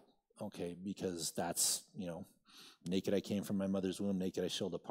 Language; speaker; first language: English; native; English